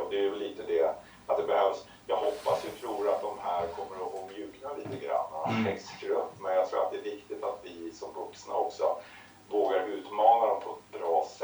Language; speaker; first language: Swedish; native; Swedish